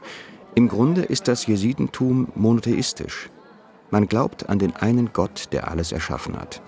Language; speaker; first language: German; native; German